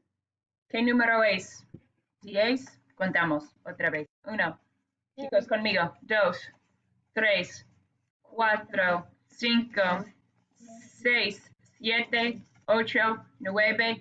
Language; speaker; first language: Spanish; non-native, fluent; English